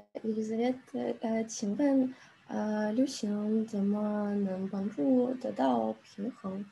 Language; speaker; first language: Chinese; non-native, learner; Russian